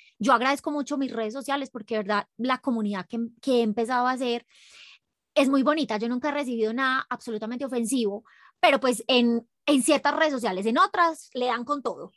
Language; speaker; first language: Spanish; native; Spanish